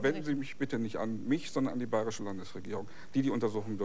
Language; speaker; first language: German; native; German